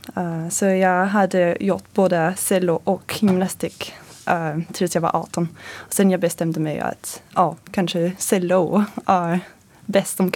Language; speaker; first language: Swedish; non-native, fluent; French